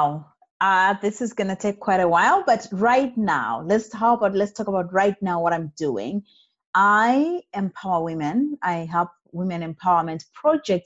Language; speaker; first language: English; non-native, local second language; Shona